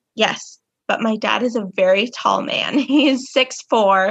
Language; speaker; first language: English; native; English